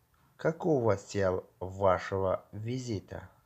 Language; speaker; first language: Russian; non-native, local second language; Tajik